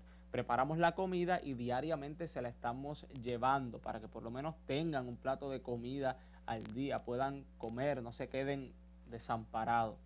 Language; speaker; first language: Spanish; native; Spanish